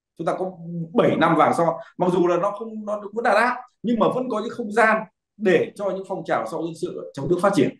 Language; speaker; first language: Vietnamese; native; Vietnamese